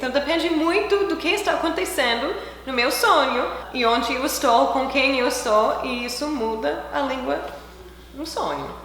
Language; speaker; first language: Portuguese; non-native, fluent; English